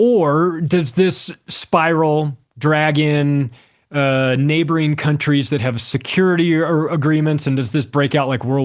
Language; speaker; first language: English; native; English